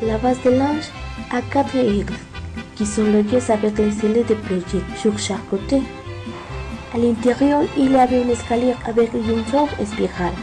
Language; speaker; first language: French; non-native, fluent; Spanish